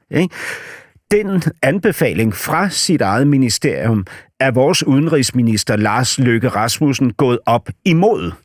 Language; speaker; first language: Danish; native; Danish